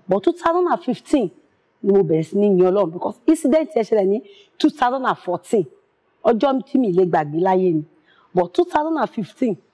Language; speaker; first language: Yoruba; native; Yoruba